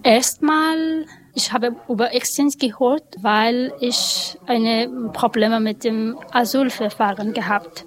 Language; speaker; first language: German; non-native, learner; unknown